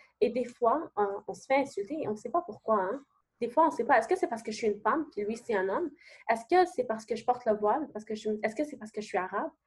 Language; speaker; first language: French; early bilingual, other home language; Arabic